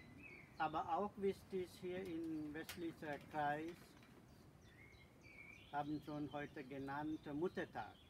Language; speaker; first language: German; non-native, learner; Sinhala